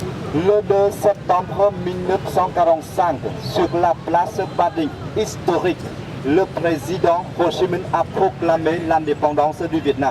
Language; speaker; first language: French; non-native, fluent; Vietnamese